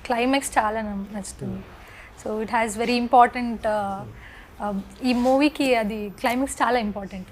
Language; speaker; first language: Telugu; non-native, learner; Hindi